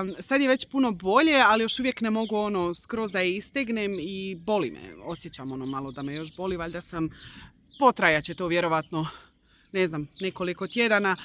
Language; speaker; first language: Bosnian; early bilingual, heritage; Croatian